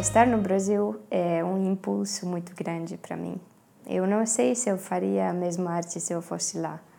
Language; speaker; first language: Portuguese; non-native, fluent; Estonian